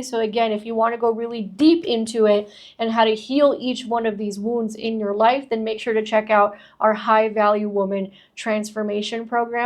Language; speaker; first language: English; native; English